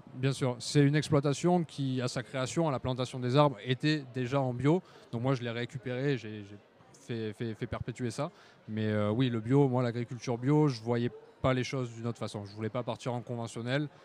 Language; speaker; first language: French; native; French